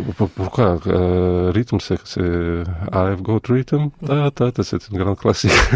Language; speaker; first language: French; non-native, fluent; Russian